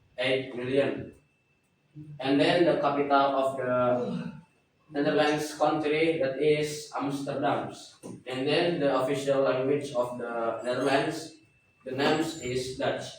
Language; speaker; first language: English; non-native, learner; Indonesian